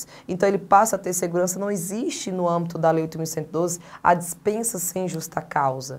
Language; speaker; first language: Portuguese; native; Portuguese